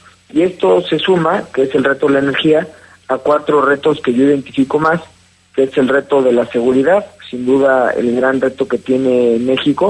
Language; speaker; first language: Spanish; native; Spanish